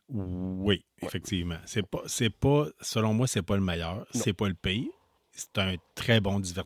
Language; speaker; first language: French; native; French